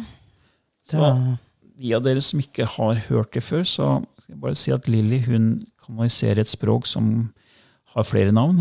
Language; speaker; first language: Norwegian; native; Norwegian